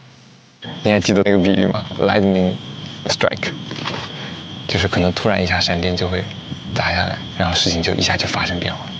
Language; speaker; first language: Chinese; native; Chinese